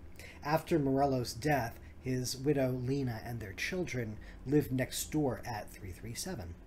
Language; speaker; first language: English; native; English